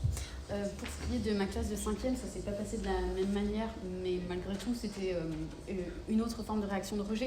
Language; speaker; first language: French; native; French